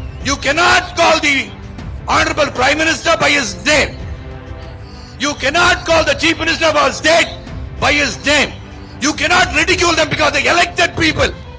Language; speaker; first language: English; non-native, local second language; Tamil